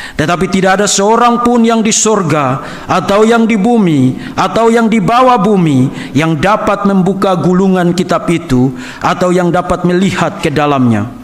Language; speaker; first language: Indonesian; native; Indonesian